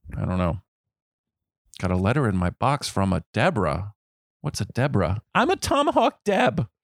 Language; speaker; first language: English; native; English